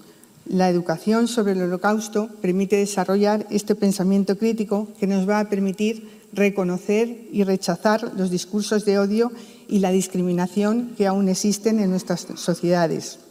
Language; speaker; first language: Spanish; native; Spanish